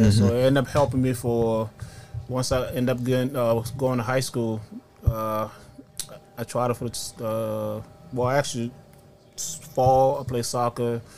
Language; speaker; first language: English; early bilingual, other home language; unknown